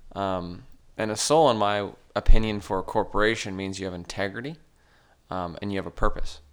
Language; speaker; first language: English; native; English